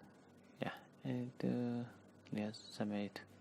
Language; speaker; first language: Indonesian; non-native, learner; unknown